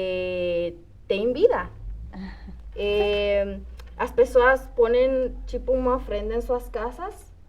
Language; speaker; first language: Portuguese; non-native, fluent; Spanish